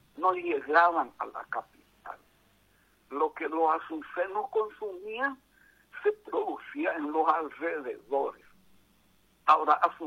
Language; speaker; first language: Spanish; native; Spanish